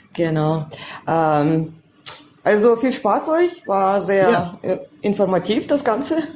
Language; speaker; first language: German; non-native, fluent; Russian